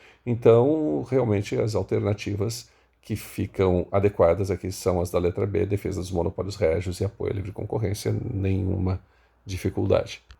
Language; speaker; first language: Portuguese; native; Portuguese